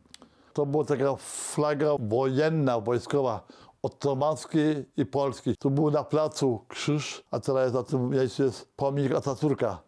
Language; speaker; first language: Polish; early bilingual, heritage; Polish